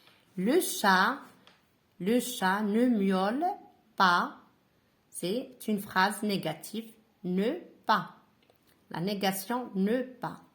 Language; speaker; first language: French; non-native, local second language; Arabic